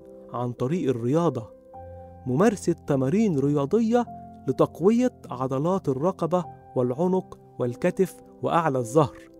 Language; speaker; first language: Arabic; native; Arabic